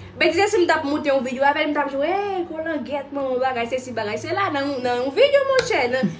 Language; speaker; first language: Haitian Creole; non-native, fluent; Portuguese